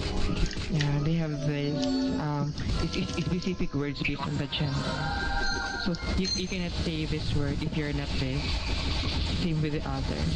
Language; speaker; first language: English; non-native, local second language; Filipino